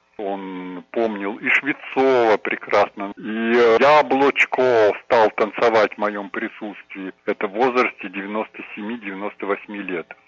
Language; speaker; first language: Russian; native; Russian